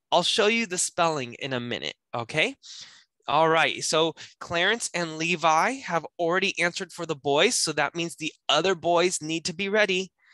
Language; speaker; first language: English; native; English